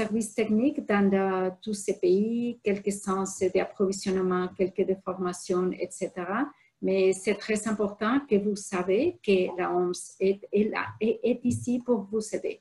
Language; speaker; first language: French; non-native, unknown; Spanish